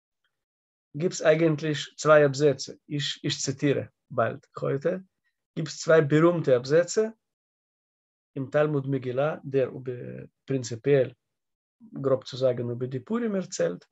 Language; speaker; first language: German; non-native, learner; Russian